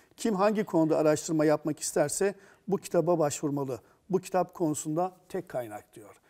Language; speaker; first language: Turkish; native; Turkish